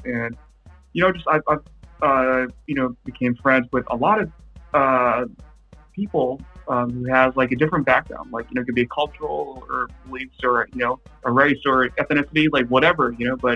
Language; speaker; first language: English; non-native, fluent; Japanese